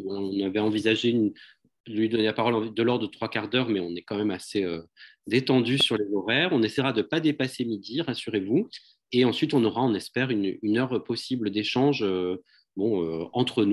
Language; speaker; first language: French; native; French